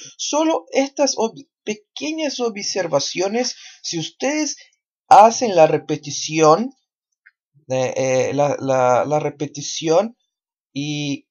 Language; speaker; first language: Spanish; non-native, fluent; Portuguese